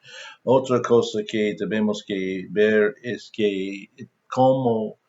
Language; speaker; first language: Spanish; non-native, fluent; English